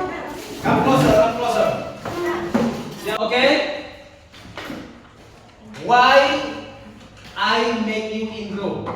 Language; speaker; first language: English; non-native, learner; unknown